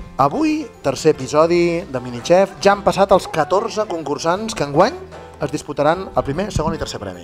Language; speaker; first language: Catalan; native; Catalan